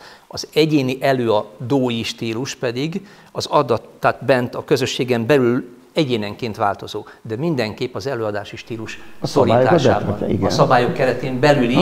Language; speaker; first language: Hungarian; native; Hungarian